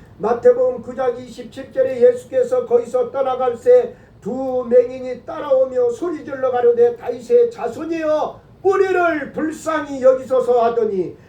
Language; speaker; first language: Korean; native; Korean